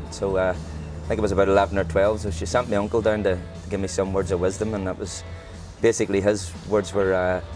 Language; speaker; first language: English; native; English